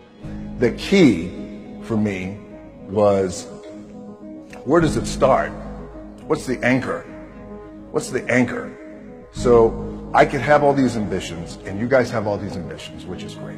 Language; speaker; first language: English; native; English